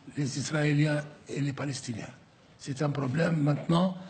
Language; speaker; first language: French; non-native, local second language; Arabic